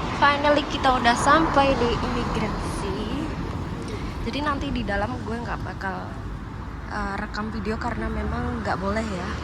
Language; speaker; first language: Indonesian; native; Indonesian